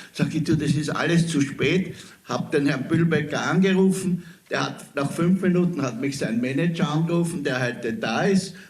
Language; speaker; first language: German; native; German